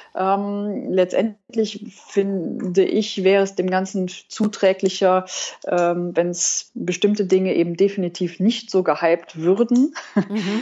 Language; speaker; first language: German; native; German